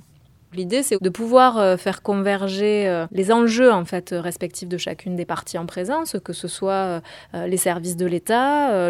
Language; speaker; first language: French; native; French